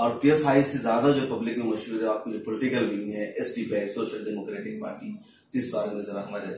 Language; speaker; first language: Hindi; native; Hindi